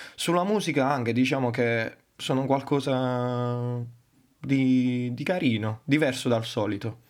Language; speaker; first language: Italian; native; Italian